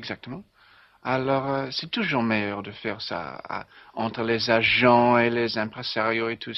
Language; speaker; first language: French; non-native, learner; English